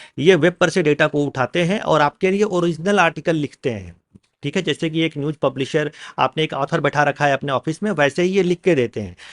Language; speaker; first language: Hindi; native; Hindi